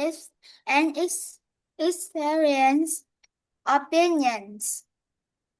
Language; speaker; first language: English; non-native, learner; Vietnamese